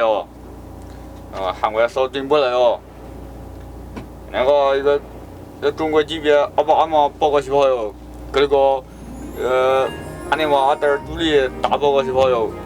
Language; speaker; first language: Korean; non-native, learner; Chinese